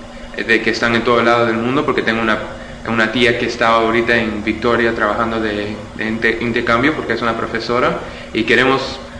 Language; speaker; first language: Spanish; early bilingual, heritage; Spanish